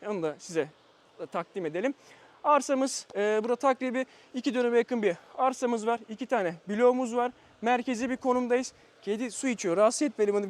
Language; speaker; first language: Turkish; native; Turkish